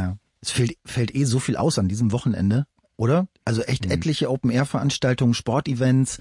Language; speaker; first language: German; native; German